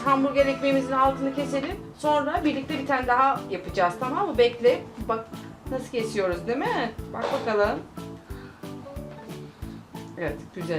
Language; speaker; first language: Turkish; native; Turkish